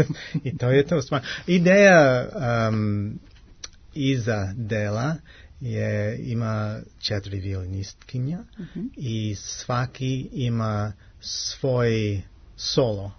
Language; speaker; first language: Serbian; non-native, learner; English